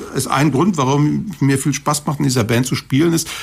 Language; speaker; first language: German; native; German